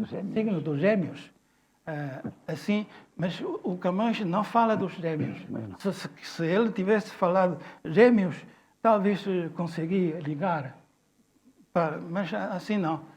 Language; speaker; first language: Portuguese; non-native, fluent; Chinese